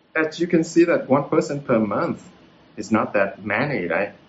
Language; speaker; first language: English; non-native, fluent; Vietnamese